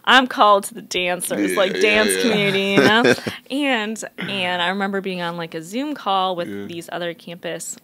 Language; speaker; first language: English; native; English